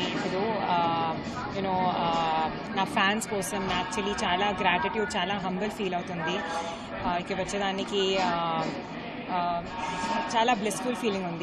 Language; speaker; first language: Telugu; non-native, learner; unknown